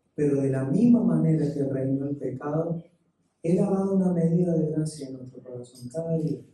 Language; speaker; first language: Spanish; native; Spanish